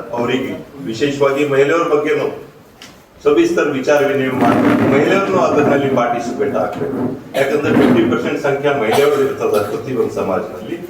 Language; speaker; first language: Kannada; non-native, local second language; Marathi